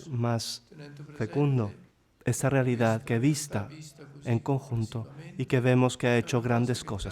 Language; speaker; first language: Spanish; non-native, fluent; Italian